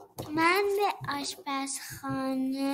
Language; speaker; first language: Persian; early bilingual, heritage; Persian